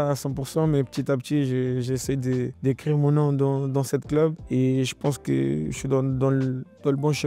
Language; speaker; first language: French; non-native, learner; Portuguese